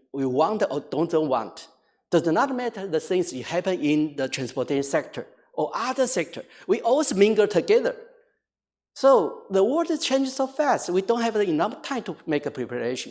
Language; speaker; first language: English; non-native, fluent; Chinese